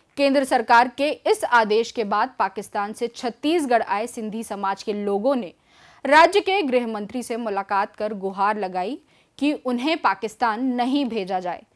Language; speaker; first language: Hindi; native; Hindi